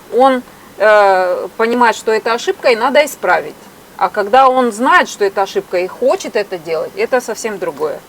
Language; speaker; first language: Russian; native; Russian